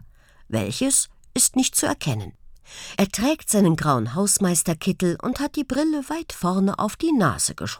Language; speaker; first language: German; native; German